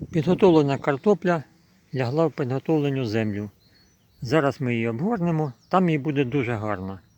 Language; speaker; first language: Ukrainian; native; Ukrainian